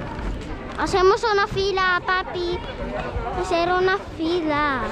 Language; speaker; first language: Spanish; early bilingual, other home language; Filipino